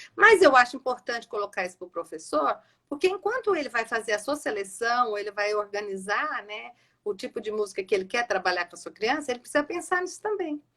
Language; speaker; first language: Portuguese; native; Portuguese